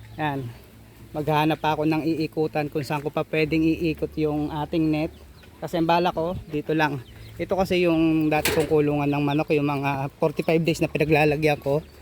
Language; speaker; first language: Filipino; native; Filipino